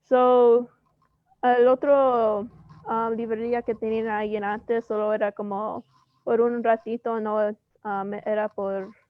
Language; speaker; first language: Spanish; early bilingual, heritage; Spanish